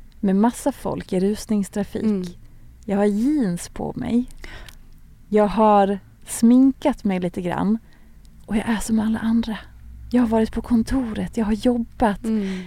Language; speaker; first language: Swedish; native; Swedish